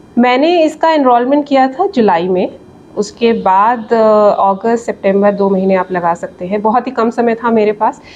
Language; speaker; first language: Hindi; native; Hindi